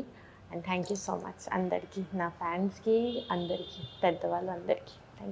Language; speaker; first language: Telugu; non-native, fluent; Bangla